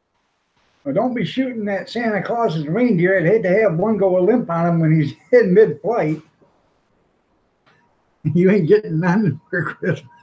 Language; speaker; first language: English; native; English